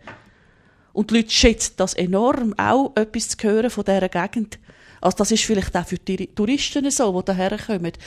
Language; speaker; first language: German; native; German